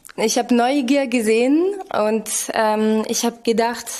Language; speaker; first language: German; non-native, fluent; French